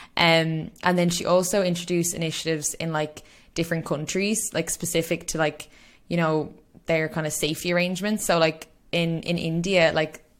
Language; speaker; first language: English; native; English